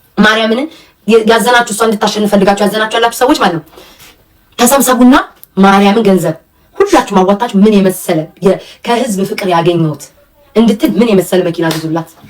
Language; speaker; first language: Amharic; native; Amharic